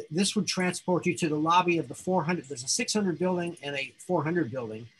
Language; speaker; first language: English; native; English